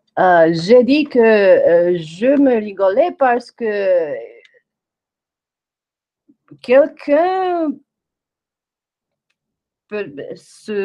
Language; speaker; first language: French; non-native, fluent; English